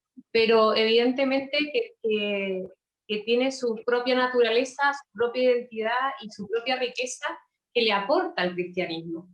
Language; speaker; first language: Spanish; native; Spanish